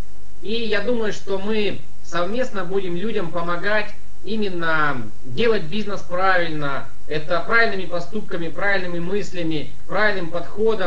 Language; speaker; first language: Russian; native; Russian